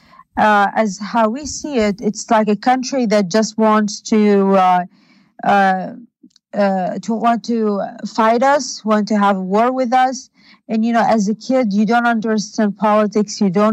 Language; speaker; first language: English; non-native, fluent; Arabic